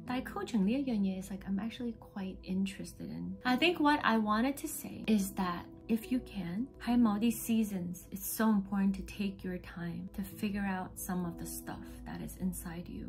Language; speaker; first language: English; non-native, local second language; Cantonese